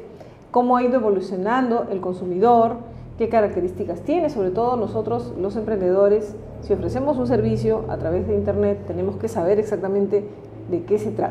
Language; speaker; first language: Spanish; native; Spanish